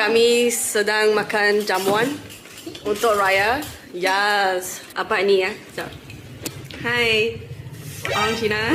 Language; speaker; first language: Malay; non-native, local second language; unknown